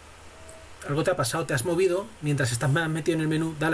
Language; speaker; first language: Spanish; native; Spanish